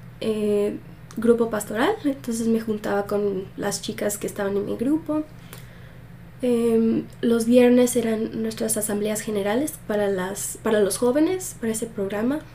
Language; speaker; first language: Spanish; early bilingual, heritage; Spanish